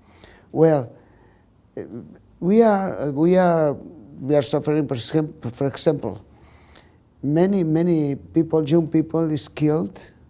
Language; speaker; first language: English; non-native, learner; Spanish